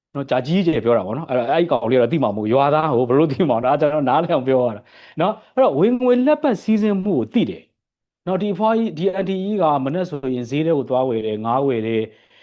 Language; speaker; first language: Burmese; native; Burmese